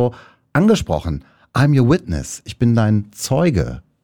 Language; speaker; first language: German; native; German